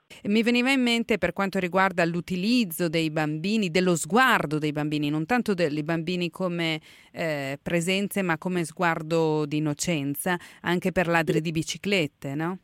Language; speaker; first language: Italian; native; Italian